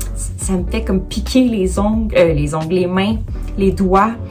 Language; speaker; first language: French; native; French